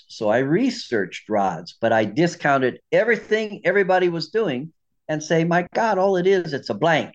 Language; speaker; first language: English; native; English